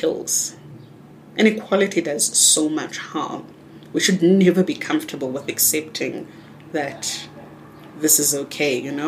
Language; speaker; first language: English; non-native, local second language; Tswana